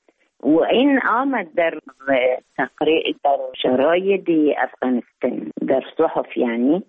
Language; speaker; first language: Persian; non-native, learner; Arabic